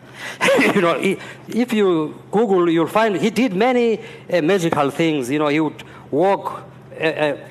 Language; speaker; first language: English; non-native, local second language; Xhosa